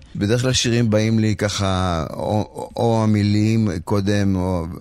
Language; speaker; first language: Hebrew; early bilingual, other home language; Polish